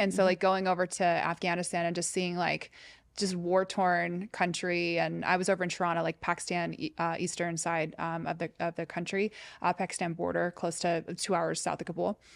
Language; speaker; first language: English; native; English